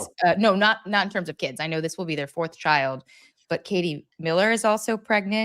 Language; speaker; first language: English; native; English